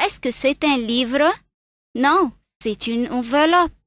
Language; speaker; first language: French; non-native, fluent; Arabic